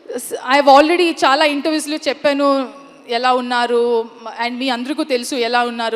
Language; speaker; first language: Telugu; non-native, learner; Kannada